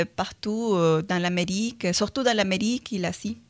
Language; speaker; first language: French; non-native, fluent; Spanish